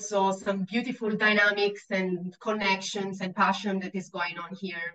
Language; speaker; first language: English; non-native, fluent; Italian